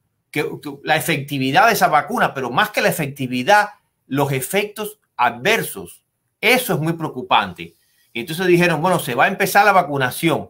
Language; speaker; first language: Spanish; native; Spanish